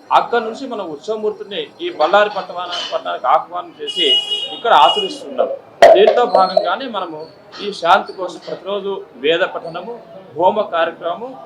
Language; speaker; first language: Telugu; native; Telugu